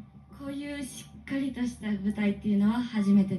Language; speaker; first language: Japanese; native; Japanese